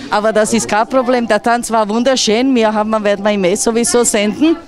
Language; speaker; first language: German; non-native, learner; Croatian